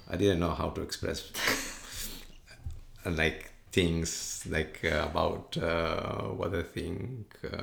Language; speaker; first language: English; non-native, fluent; Italian